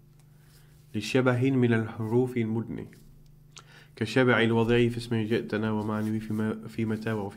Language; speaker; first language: Arabic; non-native, fluent; Dutch